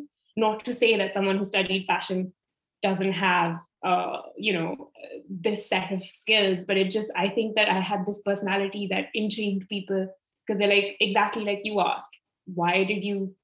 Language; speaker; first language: English; non-native, local second language; Hindi